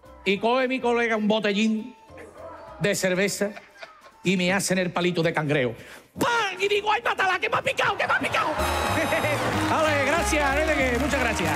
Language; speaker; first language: Spanish; native; Spanish